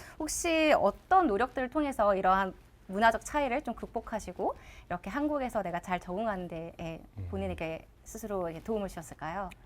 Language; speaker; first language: Korean; native; Korean